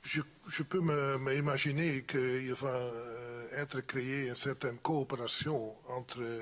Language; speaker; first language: French; non-native, fluent; Dutch